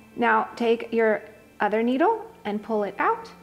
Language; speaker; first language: English; native; English